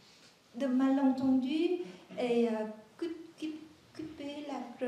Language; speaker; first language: French; non-native, learner; Vietnamese